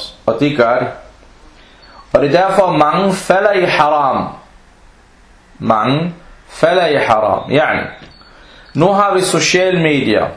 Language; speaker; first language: Danish; non-native, fluent; Arabic